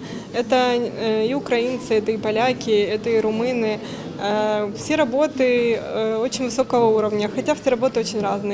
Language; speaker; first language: Russian; native; Russian